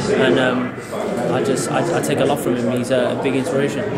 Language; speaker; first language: English; native; English